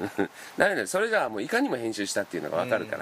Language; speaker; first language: Japanese; native; Japanese